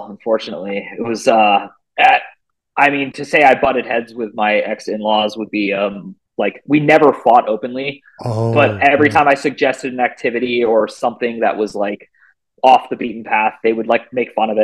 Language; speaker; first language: English; native; English